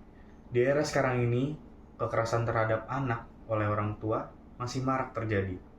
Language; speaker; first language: Indonesian; native; Indonesian